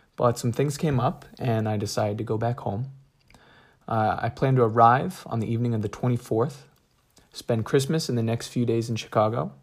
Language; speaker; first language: English; native; English